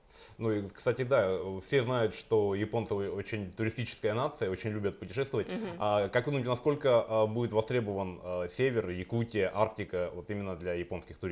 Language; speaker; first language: Russian; native; Russian